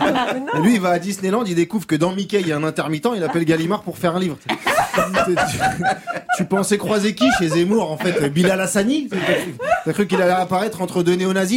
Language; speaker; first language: French; native; French